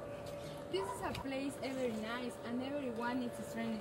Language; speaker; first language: English; non-native, learner; Spanish